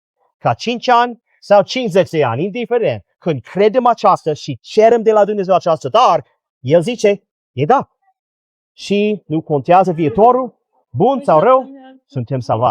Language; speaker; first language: Romanian; non-native, learner; English